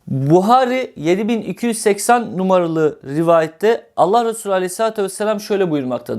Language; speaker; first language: Turkish; native; Turkish